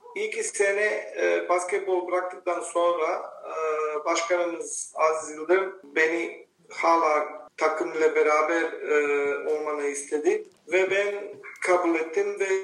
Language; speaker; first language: Turkish; non-native, learner; Bosnian